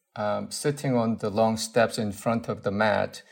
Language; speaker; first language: English; non-native, fluent; Korean